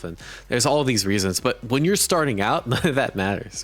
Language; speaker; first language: English; native; English